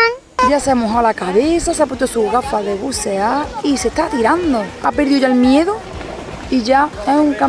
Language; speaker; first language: Spanish; native; Spanish